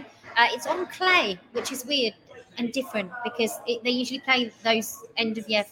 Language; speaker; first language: English; native; English